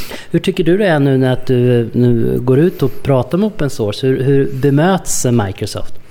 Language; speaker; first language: Swedish; native; Swedish